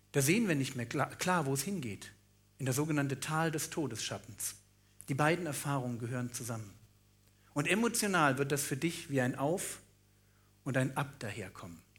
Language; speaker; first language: German; native; German